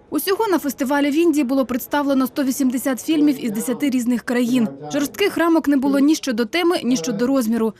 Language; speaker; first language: Ukrainian; native; Ukrainian